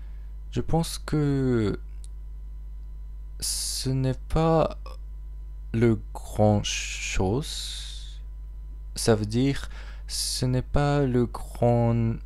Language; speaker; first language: French; non-native, learner; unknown